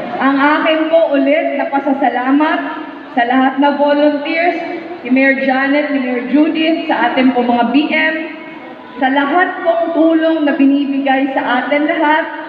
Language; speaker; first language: Filipino; non-native, local second language; Bikol